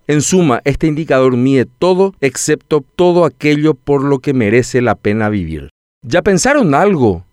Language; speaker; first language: Spanish; native; Spanish